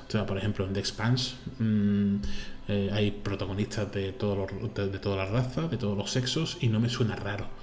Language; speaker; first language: Spanish; native; Spanish